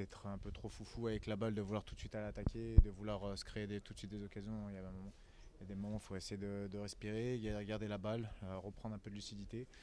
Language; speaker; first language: French; native; French